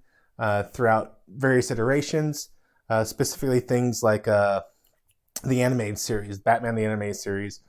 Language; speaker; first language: English; native; English